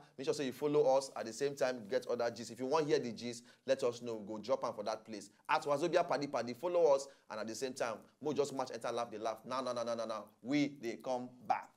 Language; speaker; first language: Nigerian Pidgin; native; Nigerian Pidgin